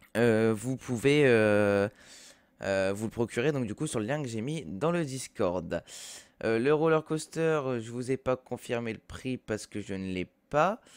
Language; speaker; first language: French; native; French